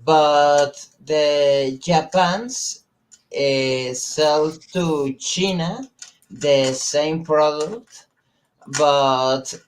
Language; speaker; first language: English; non-native, learner; Spanish